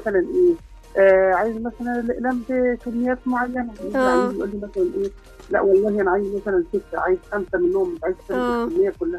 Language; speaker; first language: Arabic; native; Arabic